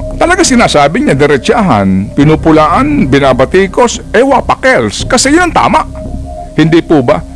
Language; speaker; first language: Filipino; non-native, local second language; Waray